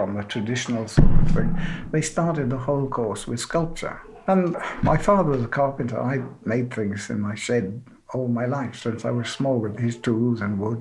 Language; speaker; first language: English; native; English